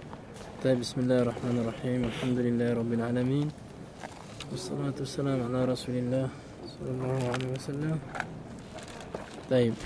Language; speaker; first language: Arabic; non-native, fluent; French